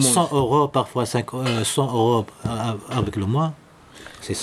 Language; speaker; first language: French; non-native, learner; Arabic